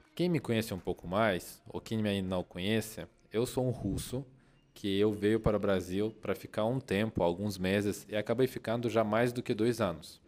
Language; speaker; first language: Portuguese; non-native, fluent; Russian